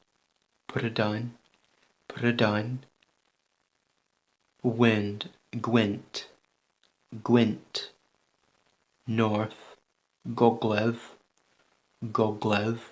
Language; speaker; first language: Welsh; non-native, learner; English